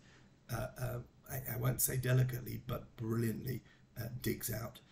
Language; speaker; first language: English; native; English